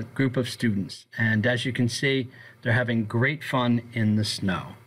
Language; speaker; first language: English; native; English